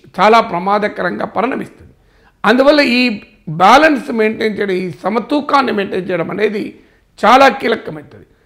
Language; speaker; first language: Telugu; native; Telugu